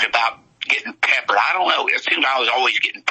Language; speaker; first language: English; native; English